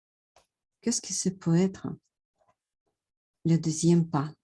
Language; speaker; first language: French; non-native, fluent; Russian